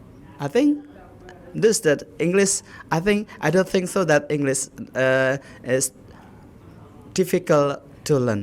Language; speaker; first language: English; non-native, learner; Indonesian